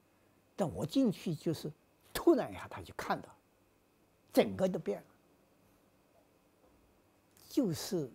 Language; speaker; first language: Chinese; native; Chinese